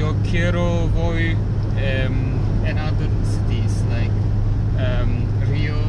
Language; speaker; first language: Spanish; non-native, learner; Turkish